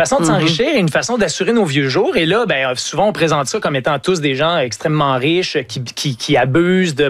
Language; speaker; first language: French; native; French